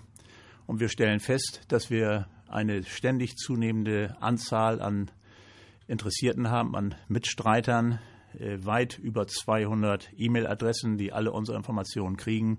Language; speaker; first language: German; native; German